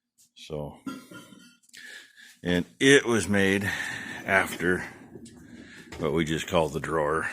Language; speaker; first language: English; native; English